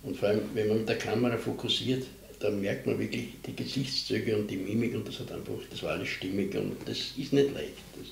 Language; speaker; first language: German; native; German